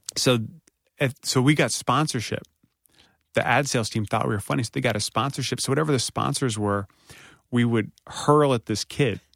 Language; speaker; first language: English; native; English